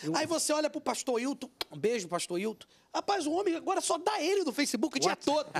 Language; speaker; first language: Portuguese; native; Portuguese